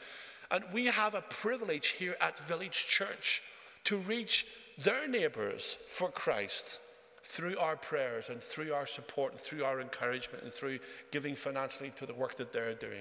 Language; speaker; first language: English; native; English